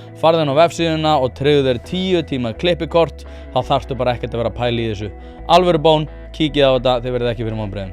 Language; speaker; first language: Icelandic; native; Icelandic